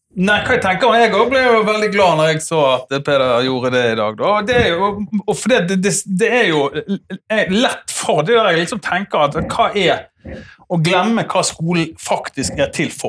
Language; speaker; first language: Norwegian; native; Norwegian